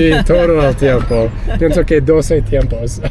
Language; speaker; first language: Spanish; non-native, learner; English